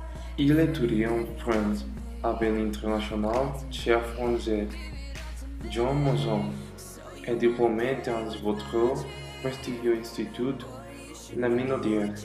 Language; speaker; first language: French; non-native, learner; Spanish